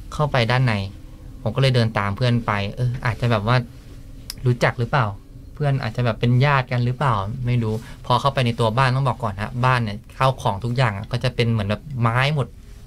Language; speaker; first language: Thai; native; Thai